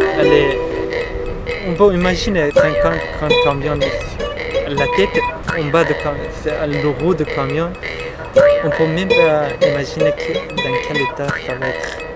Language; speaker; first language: French; non-native, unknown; Persian